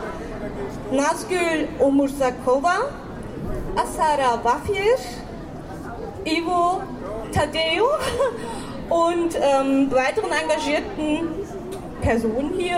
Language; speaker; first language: German; early bilingual, other home language; Turkish